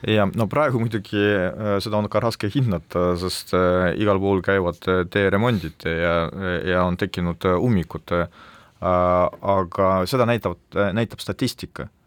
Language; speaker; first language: Estonian; non-native, local second language; Russian